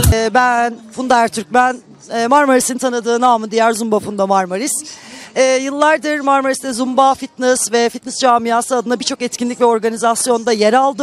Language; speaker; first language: Turkish; native; Turkish